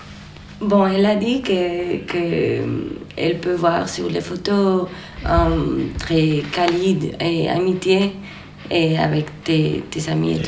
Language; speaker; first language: French; non-native, learner; Spanish